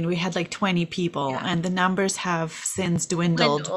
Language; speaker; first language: English; non-native, fluent; Kazakh